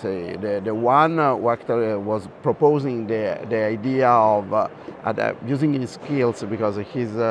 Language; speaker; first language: English; non-native, fluent; Italian